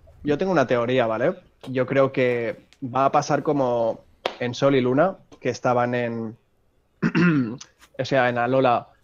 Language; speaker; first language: Spanish; native; Spanish